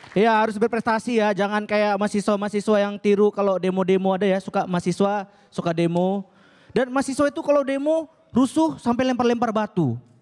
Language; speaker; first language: Indonesian; native; Indonesian